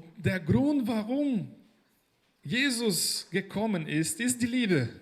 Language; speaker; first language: German; non-native, fluent; Portuguese